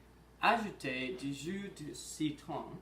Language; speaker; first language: French; non-native, learner; English